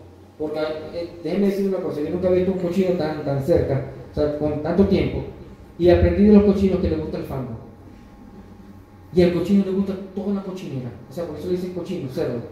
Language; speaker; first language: Spanish; native; Spanish